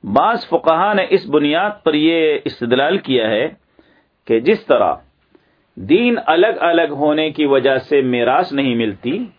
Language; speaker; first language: Urdu; native; Urdu